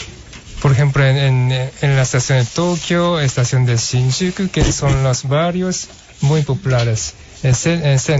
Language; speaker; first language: Spanish; non-native, fluent; Japanese